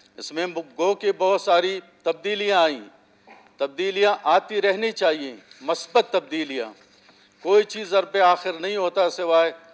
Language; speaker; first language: Urdu; non-native, local second language; Baluchi